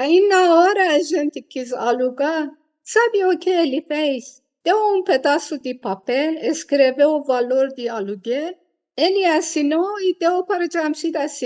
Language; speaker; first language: Portuguese; non-native, fluent; Persian